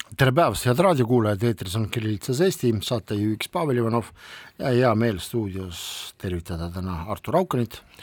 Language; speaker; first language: Estonian; non-native, local second language; Russian